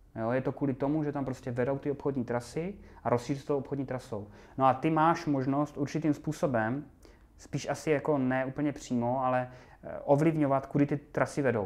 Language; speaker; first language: Czech; native; Czech